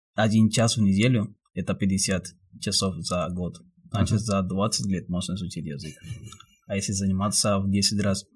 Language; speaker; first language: Russian; non-native, fluent; Spanish